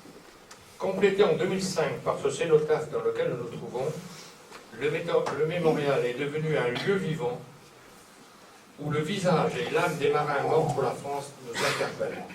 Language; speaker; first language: French; native; French